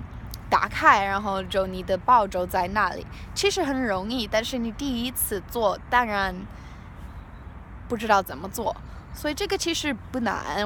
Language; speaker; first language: Chinese; non-native, learner; English